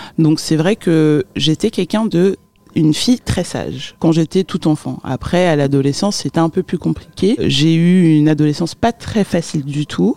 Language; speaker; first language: French; early bilingual, other home language; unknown